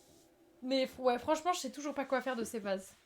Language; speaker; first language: French; native; French